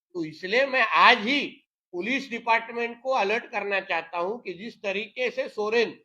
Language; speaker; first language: Hindi; non-native, local second language; Marathi